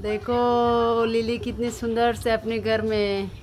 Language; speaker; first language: Hindi; non-native, local second language; Bangla